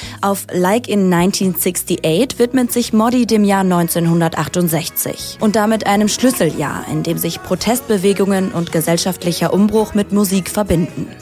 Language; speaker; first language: German; native; German